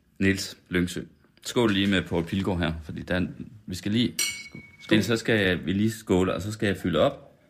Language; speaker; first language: Danish; native; Danish